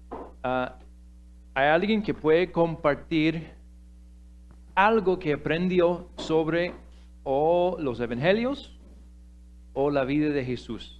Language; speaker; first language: Spanish; non-native, fluent; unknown